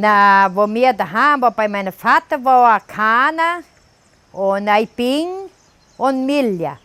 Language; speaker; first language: German; early bilingual, heritage; German